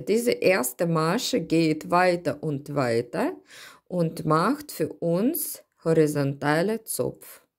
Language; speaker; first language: German; non-native, learner; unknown